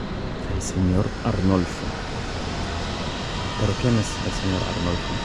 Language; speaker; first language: Spanish; non-native, fluent; German